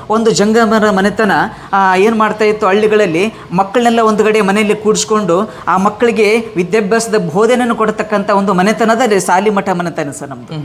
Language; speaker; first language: Kannada; native; Kannada